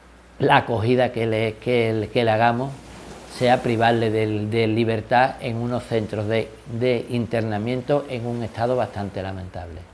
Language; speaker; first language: Spanish; native; Spanish